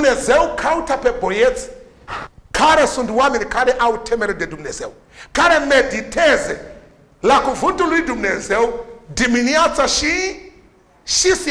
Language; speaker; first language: Romanian; non-native, learner; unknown